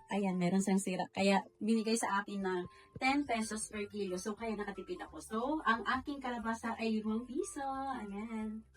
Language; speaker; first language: Filipino; non-native, local second language; Cebuano